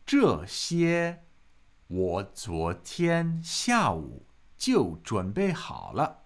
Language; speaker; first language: Chinese; non-native, fluent; English